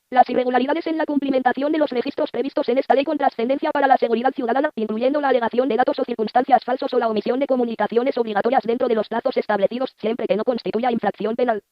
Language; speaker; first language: Spanish; native; Spanish